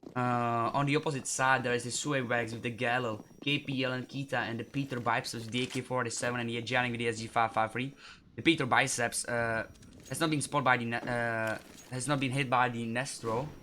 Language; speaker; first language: English; non-native, fluent; Czech